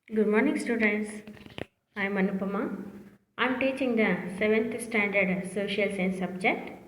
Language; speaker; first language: English; non-native, local second language; Kannada